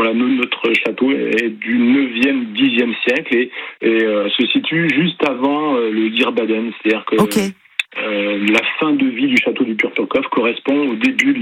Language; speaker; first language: French; native; French